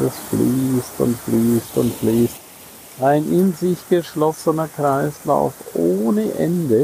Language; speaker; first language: German; native; German